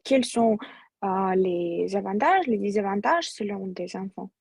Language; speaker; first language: French; non-native, fluent; Russian